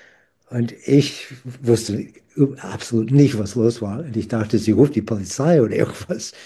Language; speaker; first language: German; non-native, fluent; English